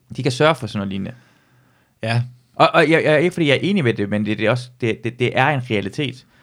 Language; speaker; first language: Danish; native; Danish